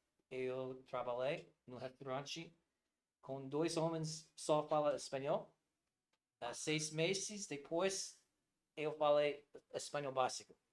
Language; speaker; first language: Portuguese; non-native, learner; English